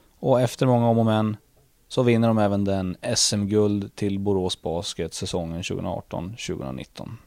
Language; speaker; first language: Swedish; native; Swedish